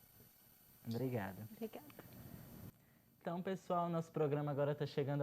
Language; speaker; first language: Portuguese; native; Portuguese